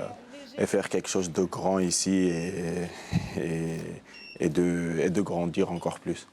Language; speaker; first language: French; non-native, local second language; Arabic